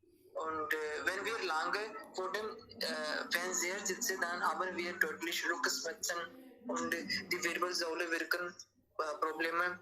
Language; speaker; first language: German; non-native, learner; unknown